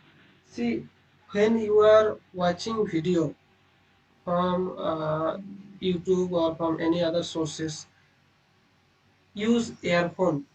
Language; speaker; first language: English; non-native, local second language; Bangla